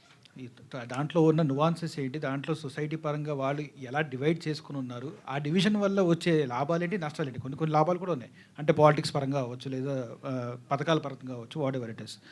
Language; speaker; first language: Telugu; native; Telugu